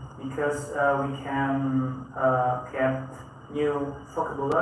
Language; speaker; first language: English; non-native, learner; Indonesian